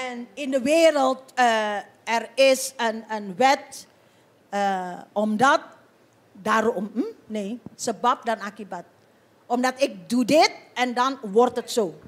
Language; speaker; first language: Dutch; non-native, fluent; Indonesian